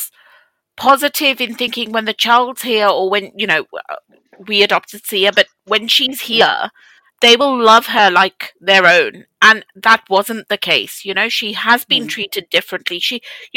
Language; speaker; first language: English; native; English